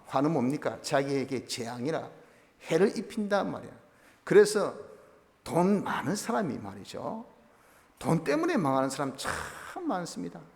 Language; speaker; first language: Korean; native; Korean